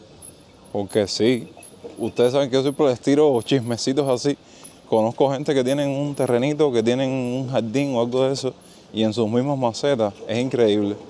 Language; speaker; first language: Spanish; native; Spanish